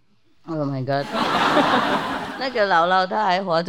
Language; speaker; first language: Chinese; non-native, fluent; Vietnamese